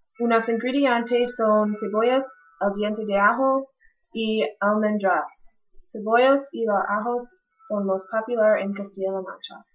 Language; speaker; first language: Spanish; non-native, learner; English